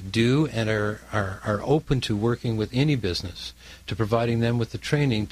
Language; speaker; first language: English; native; English